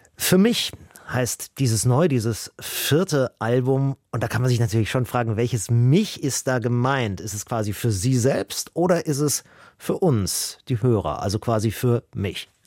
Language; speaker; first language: German; native; German